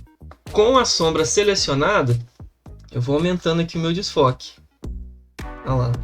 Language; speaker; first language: Portuguese; native; Portuguese